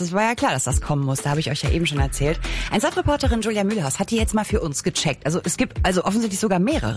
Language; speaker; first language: German; native; German